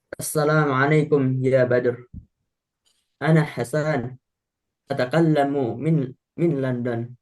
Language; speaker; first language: Arabic; non-native, learner; Indonesian